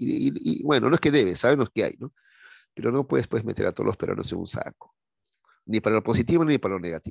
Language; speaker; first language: Spanish; native; Spanish